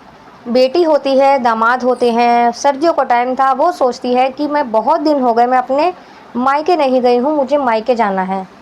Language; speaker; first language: Hindi; native; Hindi